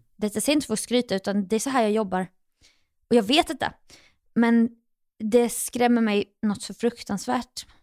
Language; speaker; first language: Swedish; native; Swedish